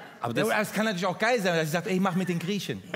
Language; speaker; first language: German; native; German